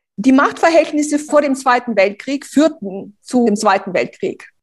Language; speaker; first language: German; early bilingual, other home language; Romanian